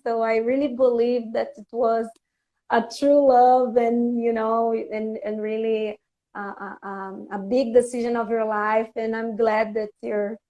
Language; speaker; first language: English; non-native, fluent; Portuguese